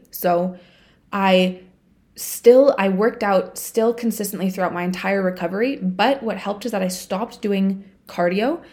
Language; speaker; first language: English; non-native, fluent; Bulgarian